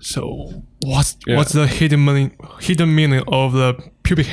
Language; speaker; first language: English; non-native, fluent; Chinese